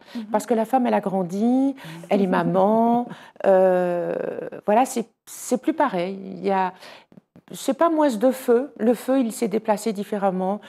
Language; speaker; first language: French; native; French